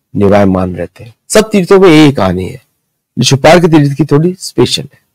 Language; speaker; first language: Hindi; early bilingual, other home language; Marathi